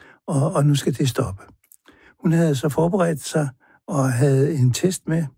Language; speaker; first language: Danish; native; Danish